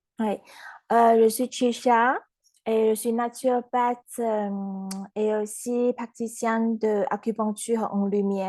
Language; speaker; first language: French; non-native, fluent; Chinese